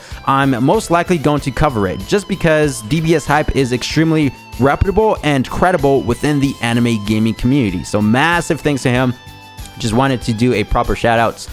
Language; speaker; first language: English; native; English